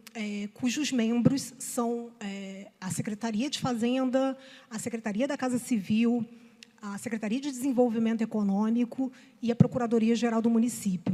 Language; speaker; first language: Portuguese; native; Portuguese